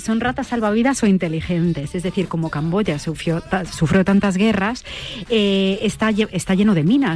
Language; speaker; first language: Spanish; native; Spanish